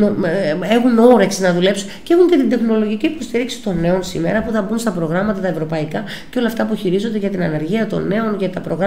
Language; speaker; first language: Greek; native; Greek